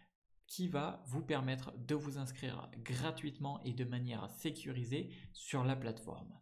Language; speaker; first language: French; native; French